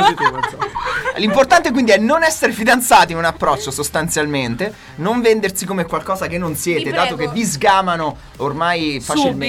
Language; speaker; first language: Italian; native; Italian